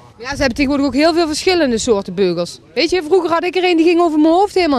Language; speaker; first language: Dutch; native; Dutch